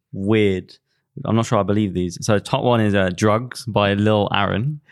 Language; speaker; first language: English; native; English